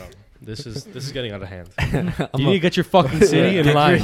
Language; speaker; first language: English; native; English